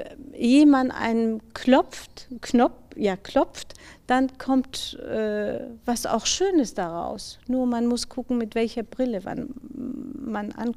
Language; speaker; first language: German; non-native, fluent; Persian